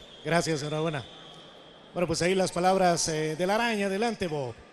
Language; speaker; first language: Spanish; native; Spanish